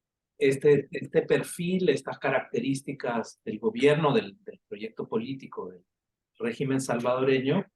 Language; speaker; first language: Spanish; native; Spanish